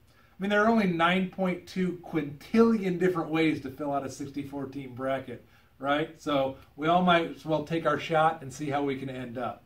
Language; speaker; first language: English; native; English